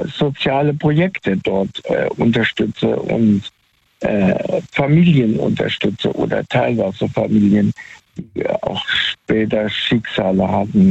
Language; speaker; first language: German; native; German